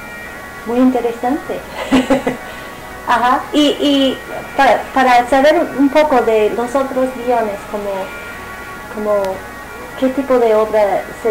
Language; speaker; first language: Spanish; non-native, fluent; English